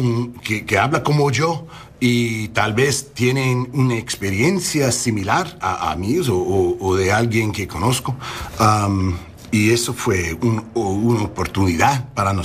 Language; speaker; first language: Spanish; non-native, learner; English